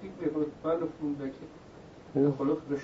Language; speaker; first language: Dutch; non-native, learner; Turkish